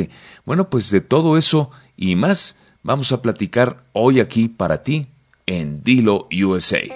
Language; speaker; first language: Spanish; native; Spanish